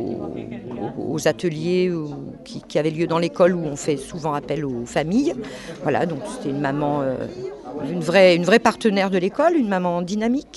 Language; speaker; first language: French; native; French